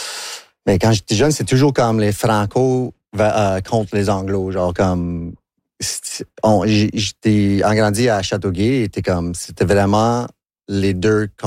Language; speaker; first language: French; non-native, local second language; English